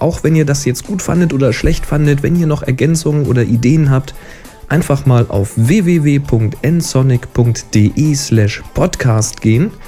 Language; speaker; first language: German; native; German